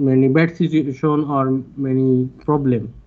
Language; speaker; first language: English; non-native, learner; Bangla